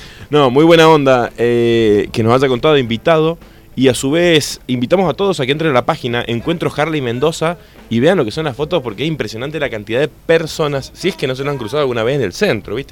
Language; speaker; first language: Spanish; native; Spanish